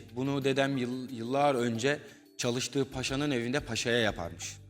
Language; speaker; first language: Turkish; native; Turkish